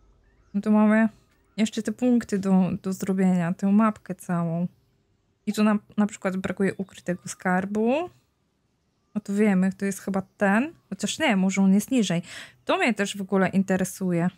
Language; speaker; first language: Polish; native; Polish